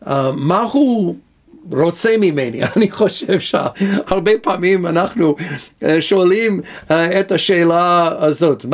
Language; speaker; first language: Hebrew; non-native, fluent; English